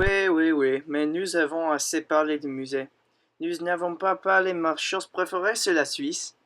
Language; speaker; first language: French; non-native, learner; English